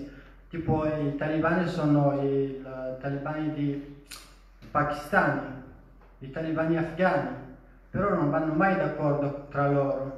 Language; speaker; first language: Italian; non-native, fluent; Persian